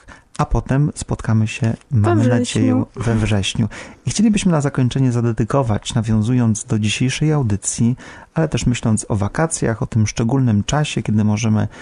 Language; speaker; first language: Polish; native; Polish